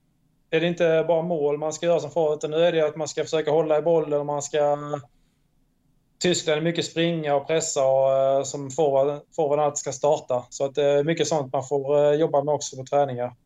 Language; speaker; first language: Swedish; native; Swedish